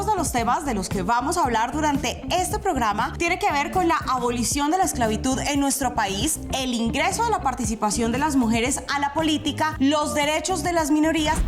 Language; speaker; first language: Spanish; native; Spanish